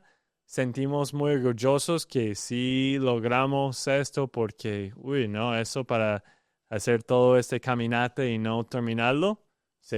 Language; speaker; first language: Spanish; non-native, learner; English